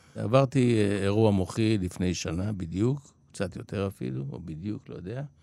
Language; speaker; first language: Hebrew; early bilingual, other home language; Polish